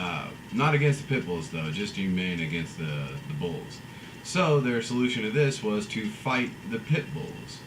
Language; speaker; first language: English; native; English